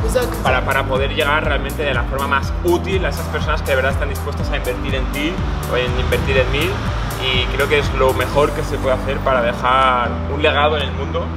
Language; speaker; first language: Spanish; native; Spanish